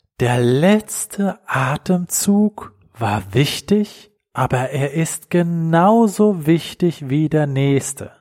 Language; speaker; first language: German; native; German